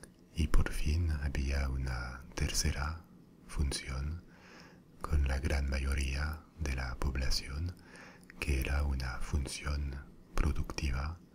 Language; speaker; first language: Spanish; non-native, fluent; French